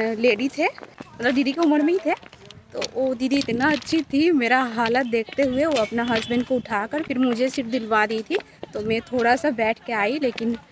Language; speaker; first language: Hindi; non-native, local second language; Bangla